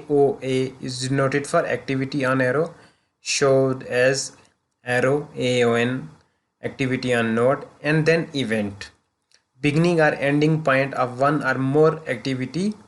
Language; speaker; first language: English; non-native, local second language; Hindi